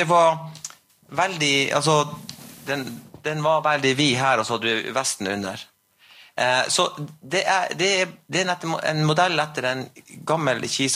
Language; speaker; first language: Norwegian; native; Norwegian